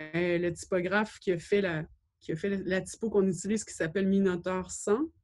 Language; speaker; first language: French; native; French